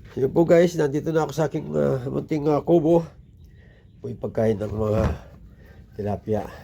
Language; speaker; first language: Filipino; non-native, local second language; Pampanga